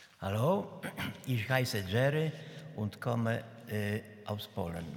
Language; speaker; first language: German; non-native, learner; Polish